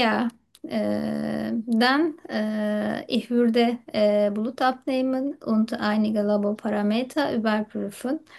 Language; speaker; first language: German; non-native, learner; Turkish